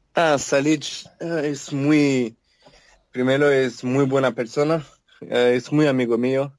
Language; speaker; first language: Portuguese; non-native, learner; French